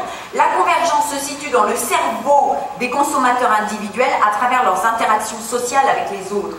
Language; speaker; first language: French; native; French